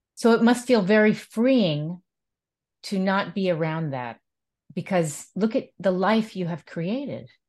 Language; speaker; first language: English; native; English